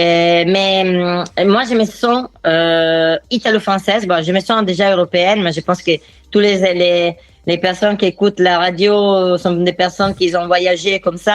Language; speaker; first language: French; non-native, fluent; Italian